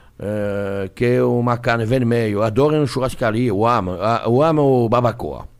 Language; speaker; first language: Portuguese; non-native, fluent; French